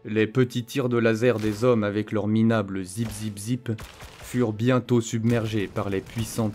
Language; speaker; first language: French; native; French